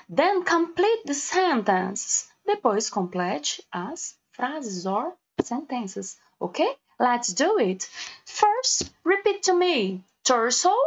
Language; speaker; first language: English; non-native, learner; Portuguese